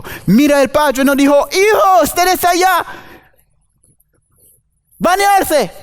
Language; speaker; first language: Spanish; non-native, learner; English